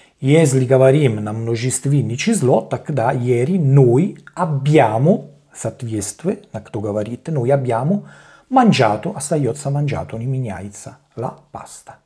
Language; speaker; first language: Russian; non-native, learner; Italian